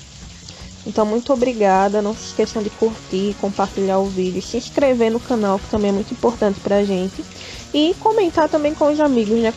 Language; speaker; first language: Portuguese; native; Portuguese